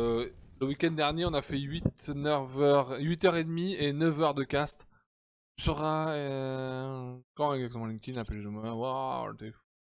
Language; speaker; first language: French; native; French